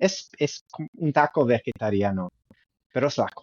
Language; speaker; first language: Spanish; non-native, fluent; English